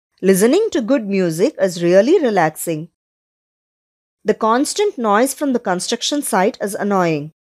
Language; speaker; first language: English; non-native, local second language; Tamil